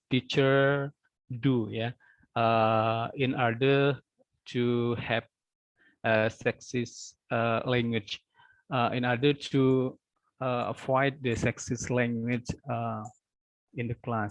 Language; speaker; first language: English; non-native, local second language; Indonesian